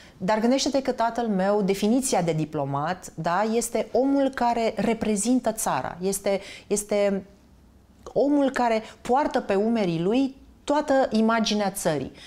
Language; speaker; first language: Romanian; native; Romanian